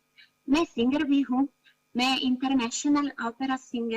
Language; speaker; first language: Hindi; non-native, learner; Italian